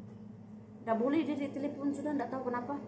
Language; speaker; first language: Indonesian; non-native, learner; Filipino